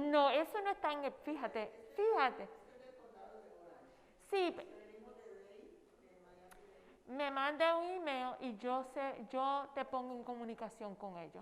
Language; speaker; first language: Spanish; non-native, fluent; English